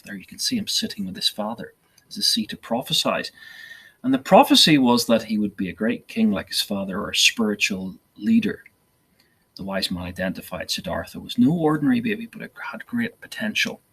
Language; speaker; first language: English; native; English